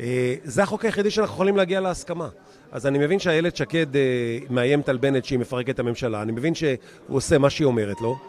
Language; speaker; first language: Hebrew; native; Hebrew